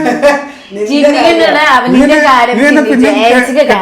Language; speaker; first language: Malayalam; non-native, fluent; Nepali